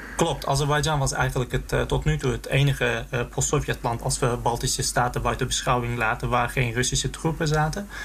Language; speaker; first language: Dutch; early bilingual, other home language; Azerbaijani